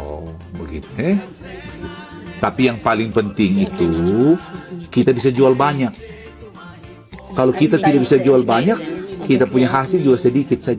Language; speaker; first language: Indonesian; non-native, local second language; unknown